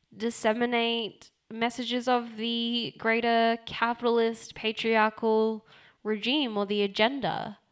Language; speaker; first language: English; early bilingual, other home language; Japanese